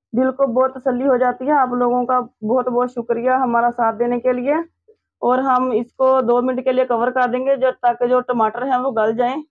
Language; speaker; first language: Urdu; native; Urdu